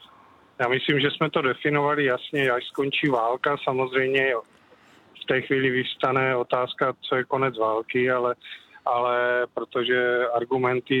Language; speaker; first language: Czech; native; Czech